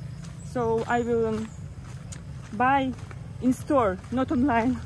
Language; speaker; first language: English; non-native, learner; Russian